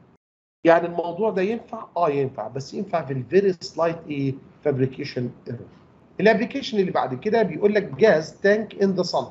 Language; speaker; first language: Arabic; native; Arabic